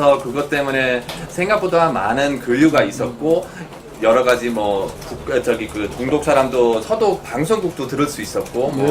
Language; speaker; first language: Korean; non-native, fluent; German